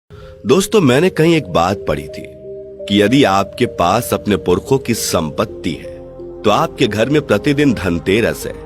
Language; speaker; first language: Hindi; native; Hindi